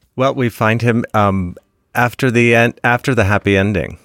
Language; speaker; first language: English; native; English